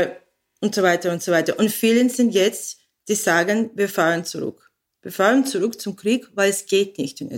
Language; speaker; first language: German; non-native, learner; English